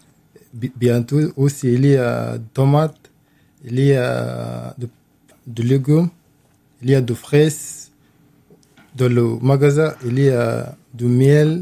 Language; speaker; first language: French; non-native, learner; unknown